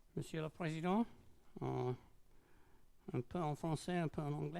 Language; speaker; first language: French; non-native, learner; English